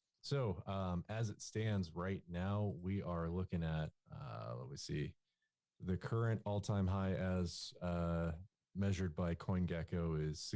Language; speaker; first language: English; native; English